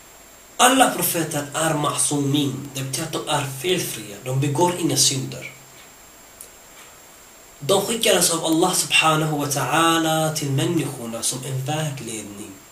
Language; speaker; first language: Swedish; early bilingual, other home language; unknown